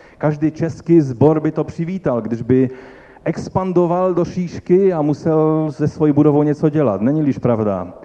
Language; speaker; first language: Czech; non-native, local second language; Polish